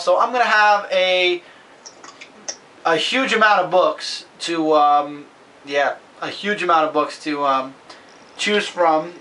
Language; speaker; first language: English; native; English